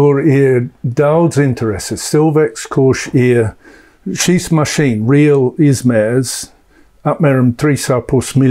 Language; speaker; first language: Latvian; non-native, learner; English